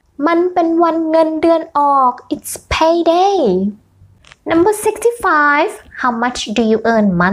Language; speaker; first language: Thai; native; Thai